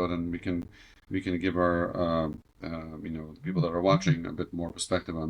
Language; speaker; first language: English; native; English